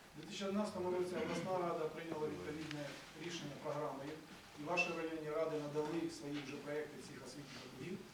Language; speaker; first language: Ukrainian; native; Ukrainian